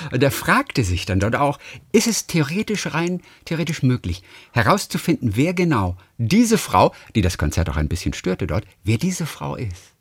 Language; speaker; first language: German; native; German